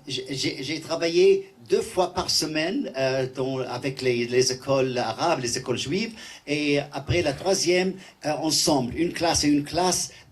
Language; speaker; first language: French; non-native, learner; English